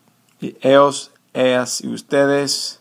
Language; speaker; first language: Spanish; non-native, fluent; English